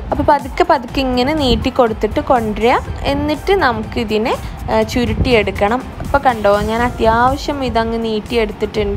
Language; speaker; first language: Malayalam; native; Malayalam